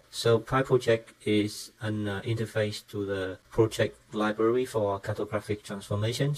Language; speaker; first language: English; non-native, fluent; Vietnamese